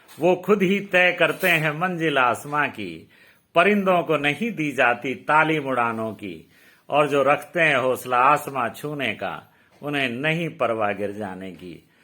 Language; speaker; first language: Hindi; native; Hindi